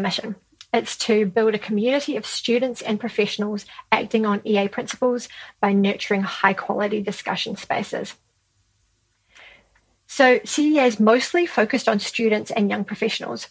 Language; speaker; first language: English; native; English